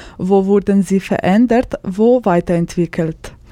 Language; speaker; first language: German; native; German